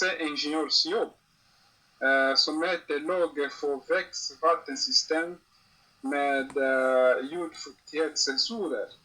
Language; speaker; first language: Swedish; non-native, learner; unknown